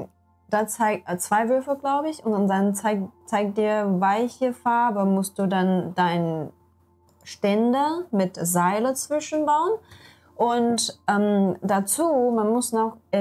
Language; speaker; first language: German; non-native, learner; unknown